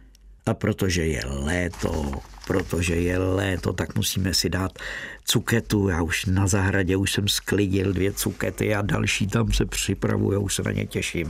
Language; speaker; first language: Czech; native; Czech